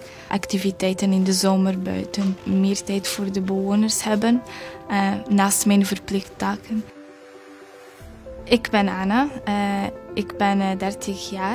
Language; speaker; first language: Dutch; non-native, fluent; Portuguese